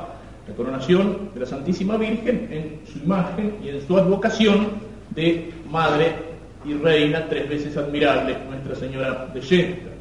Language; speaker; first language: Spanish; native; Spanish